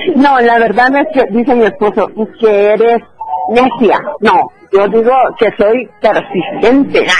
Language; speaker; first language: Spanish; native; Spanish